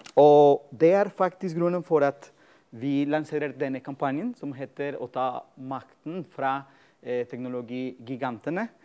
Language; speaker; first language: Norwegian; non-native, fluent; Spanish